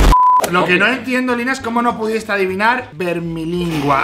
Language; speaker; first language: Spanish; native; Spanish